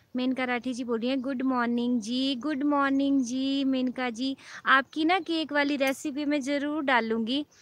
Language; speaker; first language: Hindi; native; Hindi